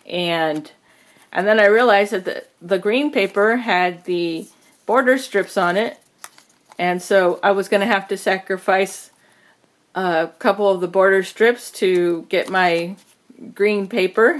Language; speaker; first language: English; native; English